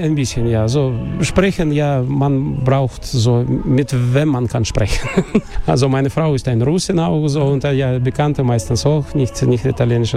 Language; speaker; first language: German; non-native, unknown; Russian